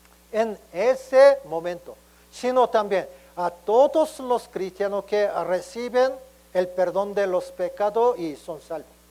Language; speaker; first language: Spanish; non-native, learner; Korean